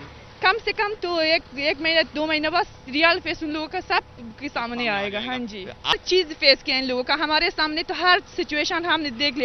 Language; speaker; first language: Hindi; non-native, learner; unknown